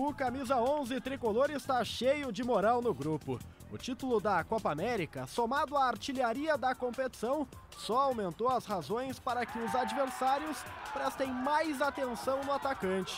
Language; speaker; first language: Portuguese; native; Portuguese